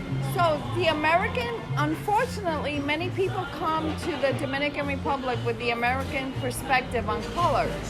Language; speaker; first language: English; early bilingual, other home language; Spanish